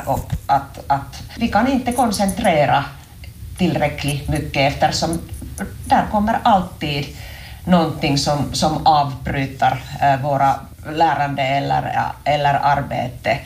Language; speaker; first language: Swedish; non-native, local second language; Finnish